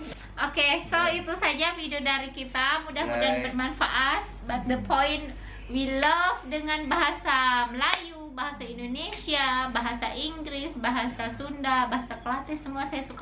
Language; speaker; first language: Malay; non-native, local second language; Sundanese